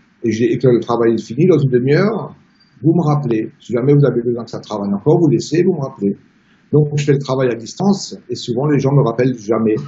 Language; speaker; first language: French; native; French